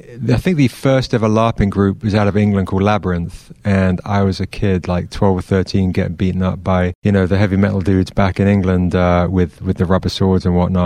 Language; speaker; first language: English; native; English